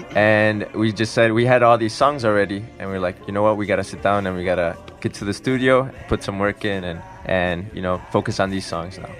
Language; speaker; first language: English; early bilingual, other home language; Spanish